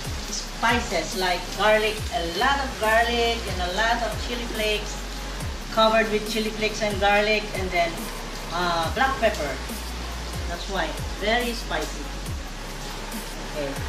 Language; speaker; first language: English; non-native, local second language; Cebuano